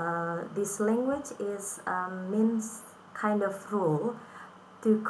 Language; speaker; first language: English; non-native, fluent; Indonesian